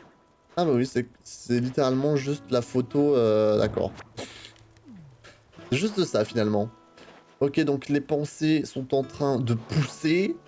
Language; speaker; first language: French; native; French